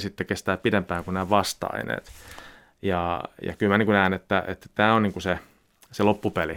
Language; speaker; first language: Finnish; native; Finnish